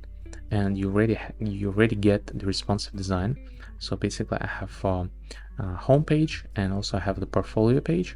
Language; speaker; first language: English; non-native, fluent; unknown